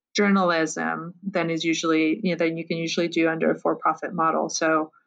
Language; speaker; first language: English; non-native, fluent; French